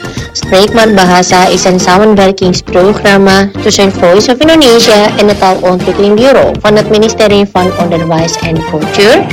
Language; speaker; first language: Dutch; non-native, learner; Indonesian